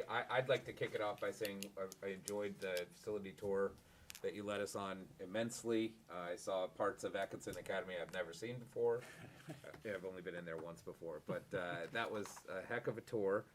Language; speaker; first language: English; native; English